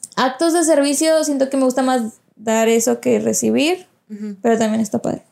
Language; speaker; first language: Spanish; early bilingual, heritage; Spanish